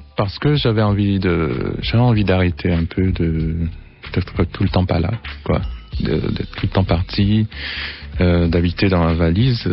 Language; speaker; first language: French; native; French